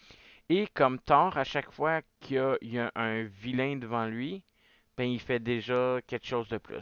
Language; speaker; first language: French; native; French